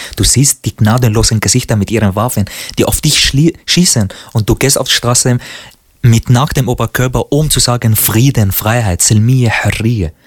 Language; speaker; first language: German; non-native, fluent; Arabic